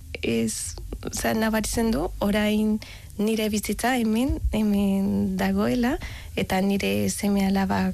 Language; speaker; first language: Basque; non-native, learner; Spanish